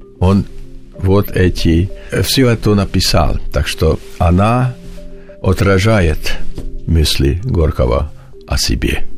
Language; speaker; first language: Russian; non-native, learner; Hungarian